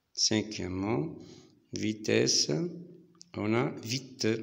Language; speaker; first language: French; non-native, local second language; Arabic